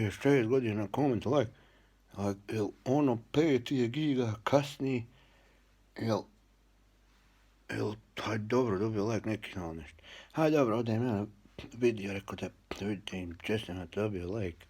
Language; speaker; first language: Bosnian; early bilingual, heritage; Bosnian